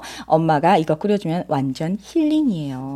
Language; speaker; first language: Korean; native; Korean